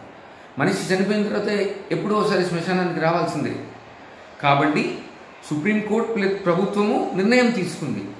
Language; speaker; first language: Telugu; native; Telugu